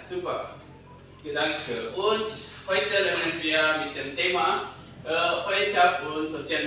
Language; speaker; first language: German; non-native, learner; Indonesian